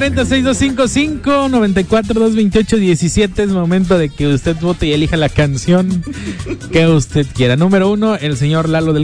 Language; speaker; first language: Spanish; native; Spanish